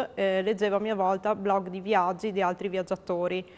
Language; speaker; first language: Italian; native; Italian